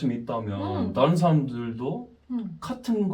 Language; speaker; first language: Korean; non-native, fluent; English